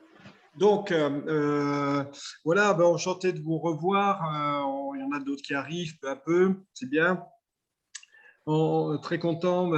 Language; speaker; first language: French; native; French